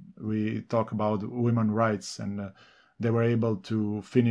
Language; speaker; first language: English; non-native, fluent; Serbian